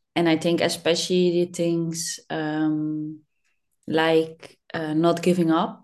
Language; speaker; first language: English; non-native, fluent; Dutch